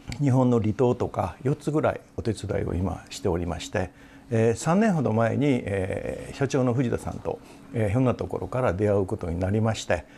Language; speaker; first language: Japanese; native; Japanese